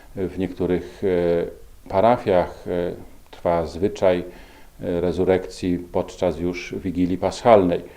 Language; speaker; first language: Polish; native; Polish